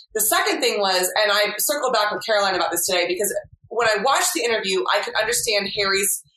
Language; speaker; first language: English; native; English